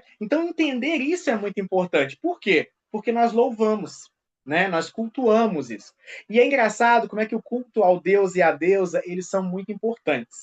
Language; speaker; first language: Portuguese; native; Portuguese